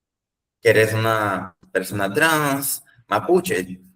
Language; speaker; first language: Spanish; non-native, learner; Portuguese